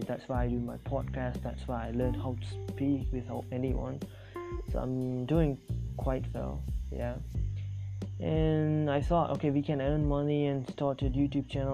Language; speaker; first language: English; non-native, local second language; Tamil